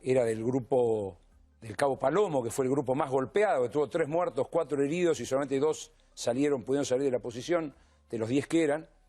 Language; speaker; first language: Spanish; native; Spanish